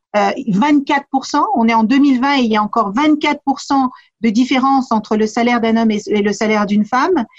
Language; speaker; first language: French; early bilingual, other home language; Kabuverdianu